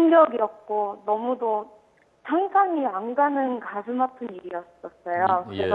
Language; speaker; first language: Korean; early bilingual, heritage; Korean